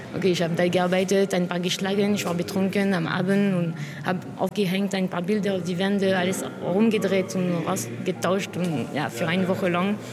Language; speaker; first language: German; non-native, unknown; French